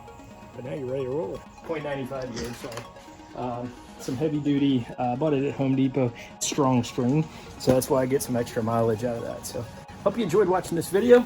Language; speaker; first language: English; native; English